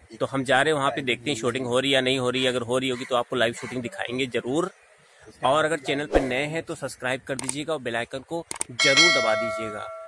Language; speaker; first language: Hindi; native; Hindi